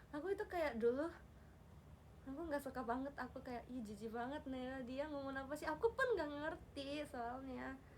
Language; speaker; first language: Indonesian; non-native, learner; Japanese